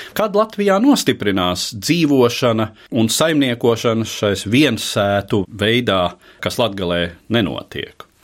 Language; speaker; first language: Latvian; native; Latvian